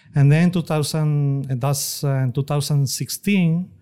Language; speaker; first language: English; non-native, fluent; Spanish